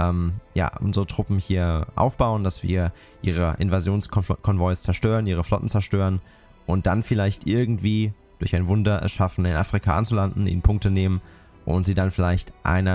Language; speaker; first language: German; native; German